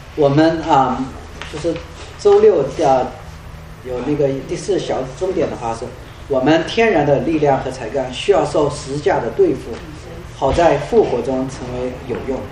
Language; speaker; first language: Chinese; native; Chinese